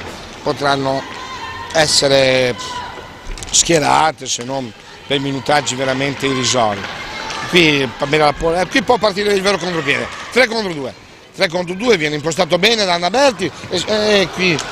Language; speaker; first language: Italian; native; Italian